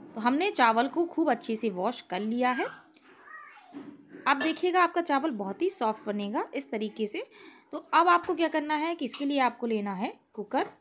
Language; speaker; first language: Hindi; native; Hindi